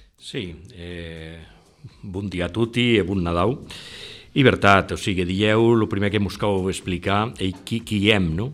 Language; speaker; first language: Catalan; non-native, local second language; Occitan